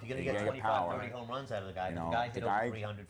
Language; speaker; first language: English; native; English